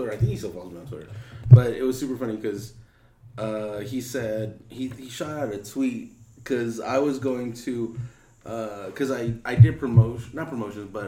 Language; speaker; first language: English; native; English